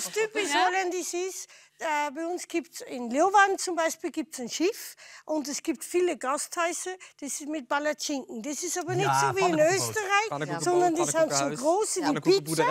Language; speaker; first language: German; non-native, fluent; Dutch